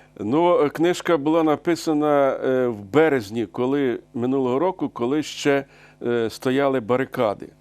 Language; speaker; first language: Ukrainian; native; Ukrainian